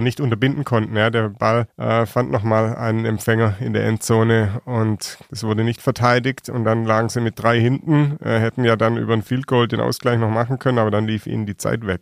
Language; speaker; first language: German; native; German